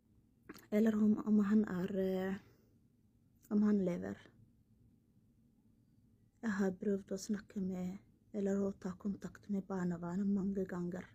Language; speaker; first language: Norwegian; non-native, learner; Somali